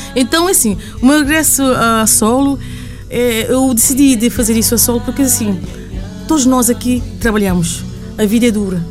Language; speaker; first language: Portuguese; non-native, local second language; Kabuverdianu